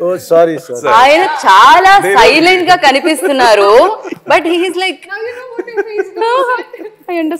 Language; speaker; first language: Telugu; native; Telugu